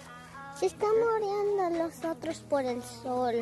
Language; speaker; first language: Spanish; early bilingual, heritage; Spanish